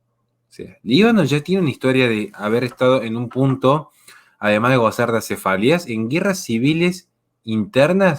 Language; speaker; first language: Spanish; native; Spanish